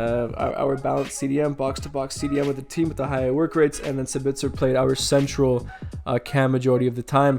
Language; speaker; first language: English; native; English